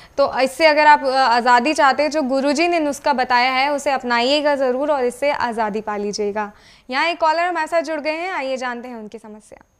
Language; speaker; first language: Hindi; native; Hindi